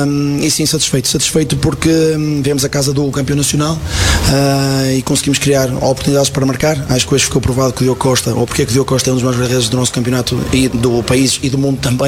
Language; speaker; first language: Portuguese; native; Portuguese